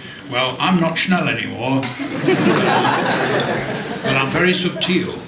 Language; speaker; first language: English; native; English